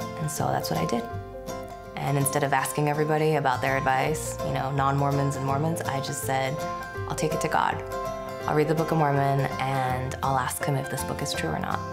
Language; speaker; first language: English; native; English